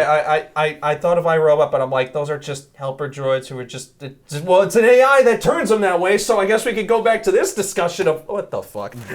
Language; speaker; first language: English; native; English